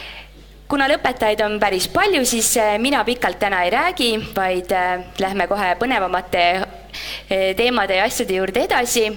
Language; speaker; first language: Estonian; native; Estonian